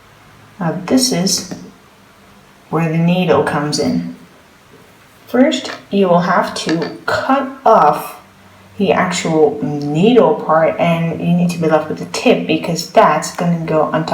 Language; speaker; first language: English; non-native, fluent; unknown